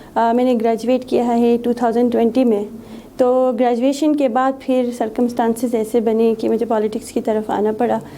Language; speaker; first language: Urdu; non-native, local second language; Shina